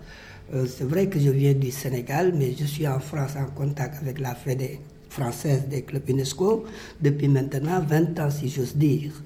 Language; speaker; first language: French; non-native, local second language; Wolof